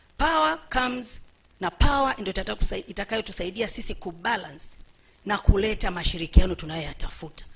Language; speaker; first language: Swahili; native; Swahili